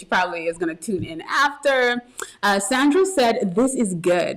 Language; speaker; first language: English; native; English